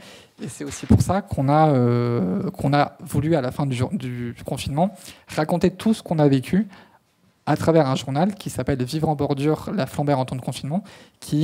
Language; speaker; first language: French; native; French